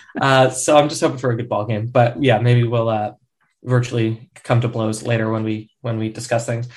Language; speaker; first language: English; native; English